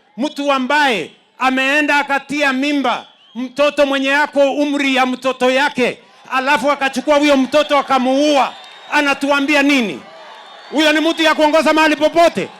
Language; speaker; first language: Swahili; non-native, local second language; Kalenjin